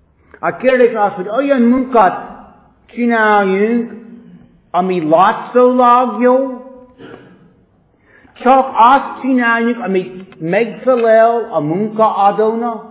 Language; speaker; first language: Hungarian; non-native, fluent; English